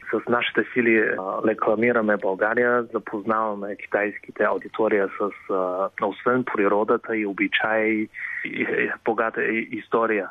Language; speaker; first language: Bulgarian; non-native, fluent; Chinese